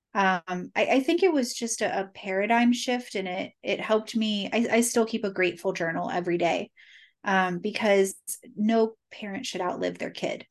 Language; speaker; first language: English; native; English